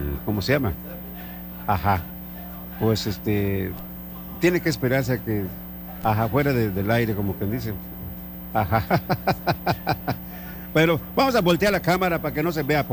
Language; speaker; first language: Spanish; native; Spanish